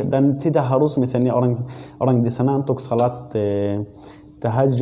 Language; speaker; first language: Indonesian; non-native, learner; Arabic